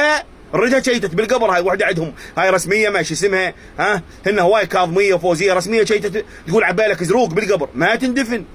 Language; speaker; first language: Arabic; native; Arabic